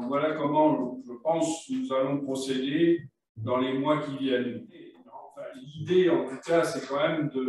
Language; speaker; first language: French; native; French